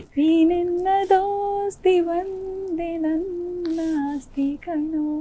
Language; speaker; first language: Kannada; native; Kannada